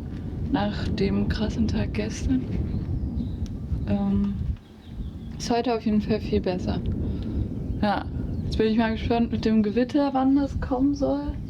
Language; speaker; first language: German; native; German